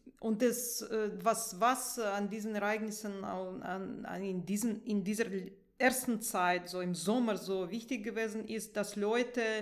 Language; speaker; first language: German; non-native, fluent; Russian